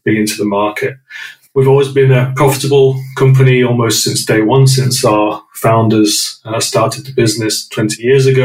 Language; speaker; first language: English; native; English